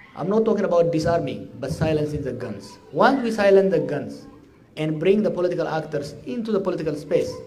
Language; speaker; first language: English; non-native, local second language; Amharic